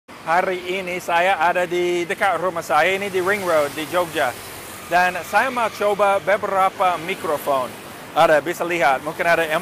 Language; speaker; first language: Indonesian; non-native, fluent; English